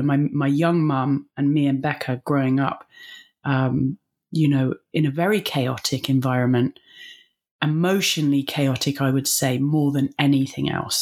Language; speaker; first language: English; native; English